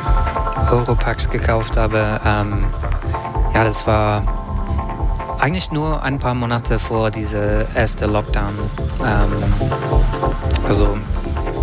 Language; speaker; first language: German; non-native, fluent; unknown